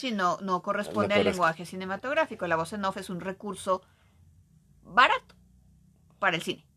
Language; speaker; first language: Spanish; native; Spanish